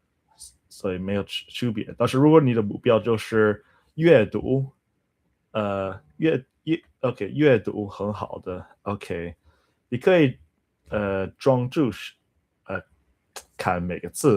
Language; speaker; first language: Chinese; non-native, learner; English